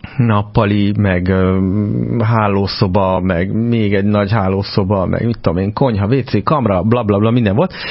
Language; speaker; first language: Hungarian; native; Hungarian